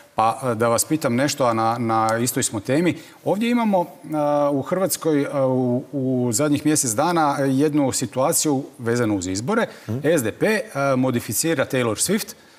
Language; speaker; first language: Croatian; native; Croatian